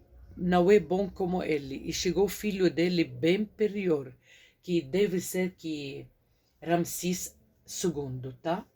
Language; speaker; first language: Portuguese; non-native, fluent; Arabic